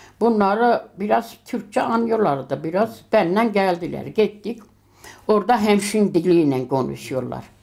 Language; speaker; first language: Turkish; early bilingual, heritage; Turkish